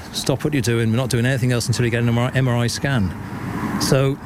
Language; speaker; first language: English; native; English